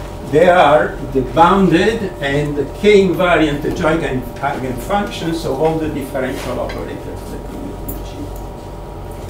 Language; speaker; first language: English; non-native, fluent; Italian